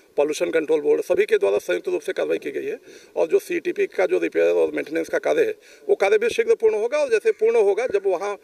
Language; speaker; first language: Hindi; native; Hindi